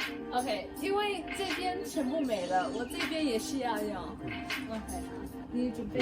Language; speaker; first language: Chinese; early bilingual, heritage; Chinese